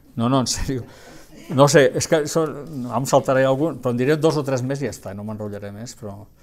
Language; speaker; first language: Catalan; non-native, local second language; Spanish